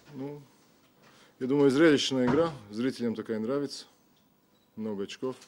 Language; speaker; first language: Russian; native; Russian